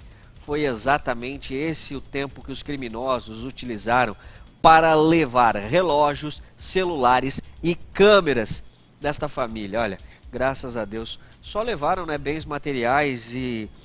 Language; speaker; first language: Portuguese; native; Portuguese